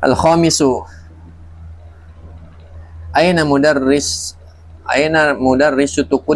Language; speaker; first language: Arabic; non-native, learner; Indonesian